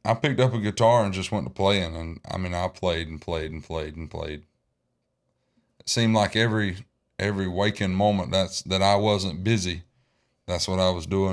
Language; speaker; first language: English; native; English